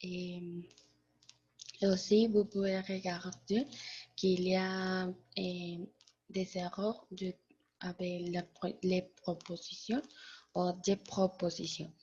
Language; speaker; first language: French; non-native, learner; Spanish